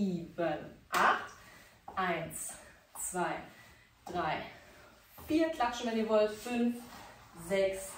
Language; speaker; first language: German; native; German